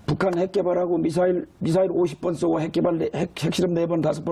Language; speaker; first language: Korean; native; Korean